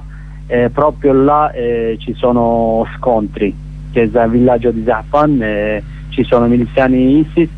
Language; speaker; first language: Italian; non-native, learner; Kurdish